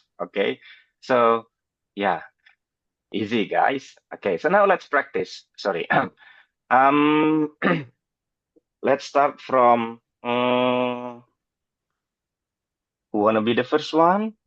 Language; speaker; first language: English; non-native, fluent; Indonesian